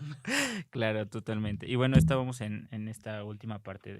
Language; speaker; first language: Spanish; native; Spanish